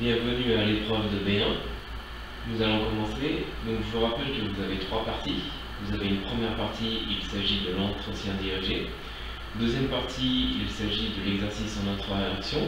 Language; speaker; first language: French; native; French